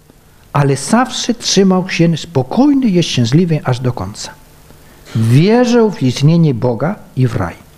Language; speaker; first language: Polish; non-native, fluent; Spanish